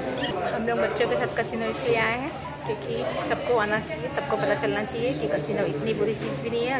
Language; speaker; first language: Hindi; native; Hindi